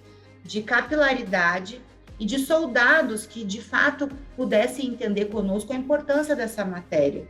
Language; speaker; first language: Portuguese; native; Portuguese